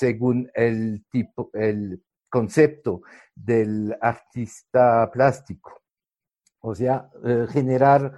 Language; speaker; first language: Spanish; non-native, fluent; French